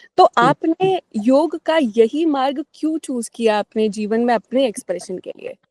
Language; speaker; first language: Hindi; native; Hindi